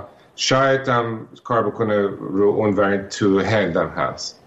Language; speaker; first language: Persian; early bilingual, heritage; Persian